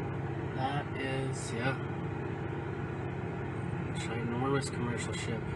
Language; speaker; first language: English; native; English